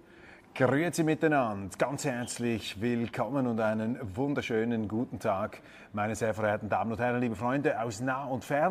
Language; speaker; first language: German; native; German